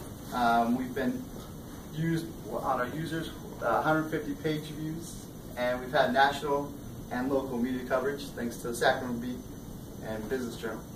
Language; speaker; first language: English; native; English